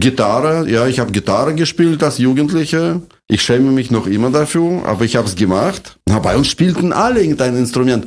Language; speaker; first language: German; non-native, fluent; Russian